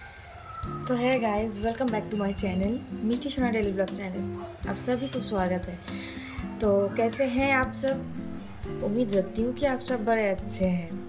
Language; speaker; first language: Hindi; non-native, local second language; Bangla